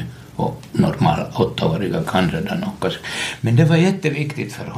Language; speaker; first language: Swedish; non-native, local second language; Finnish